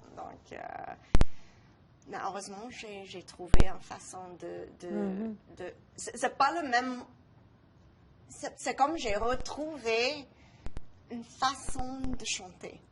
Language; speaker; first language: French; non-native, local second language; English